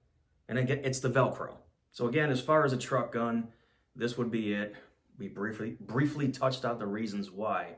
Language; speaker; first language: English; native; English